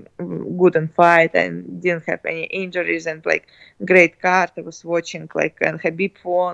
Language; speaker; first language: English; non-native, learner; Russian